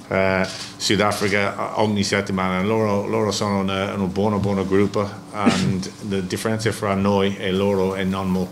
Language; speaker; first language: Italian; non-native, learner; English